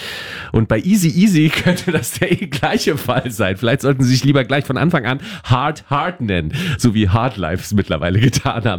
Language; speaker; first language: German; native; German